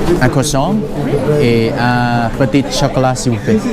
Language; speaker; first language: French; non-native, learner; Thai